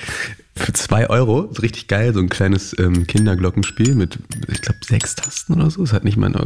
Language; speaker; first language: German; native; German